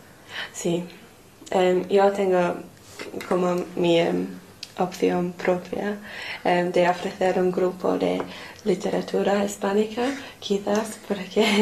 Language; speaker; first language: Spanish; non-native, fluent; English